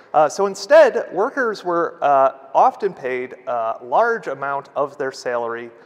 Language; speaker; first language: English; native; English